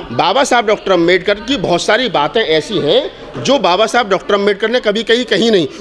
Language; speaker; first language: Hindi; native; Hindi